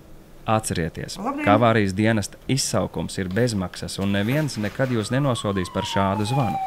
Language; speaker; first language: Latvian; native; Latvian